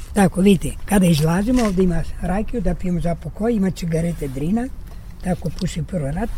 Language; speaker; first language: Croatian; early bilingual, heritage; Croatian